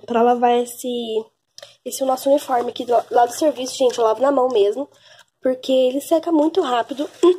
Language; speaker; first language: Portuguese; native; Portuguese